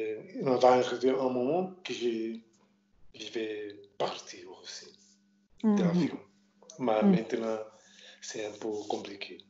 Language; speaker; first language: French; non-native, local second language; Portuguese